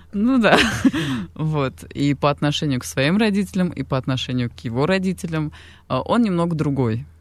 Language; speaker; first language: Russian; non-native, local second language; Armenian